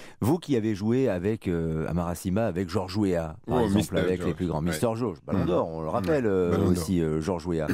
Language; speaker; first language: French; native; French